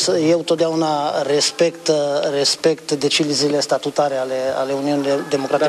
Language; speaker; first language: Romanian; non-native, local second language; Hungarian